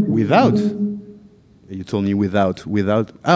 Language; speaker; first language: English; non-native, fluent; French